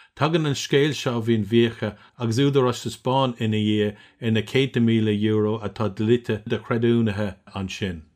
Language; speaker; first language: Irish; non-native, local second language; English